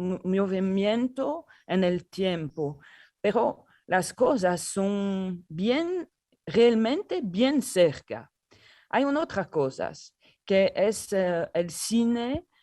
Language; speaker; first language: Spanish; non-native, learner; French